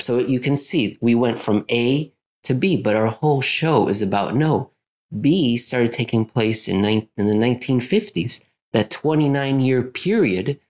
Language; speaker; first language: English; native; English